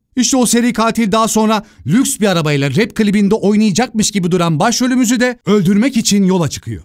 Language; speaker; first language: Turkish; native; Turkish